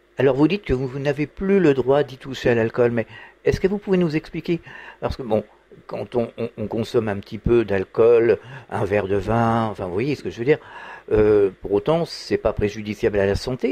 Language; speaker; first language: French; native; French